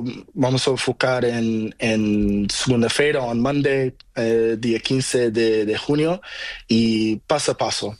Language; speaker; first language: Spanish; non-native, learner; Portuguese